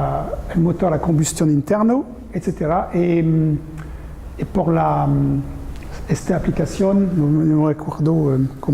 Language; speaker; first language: Spanish; non-native, learner; French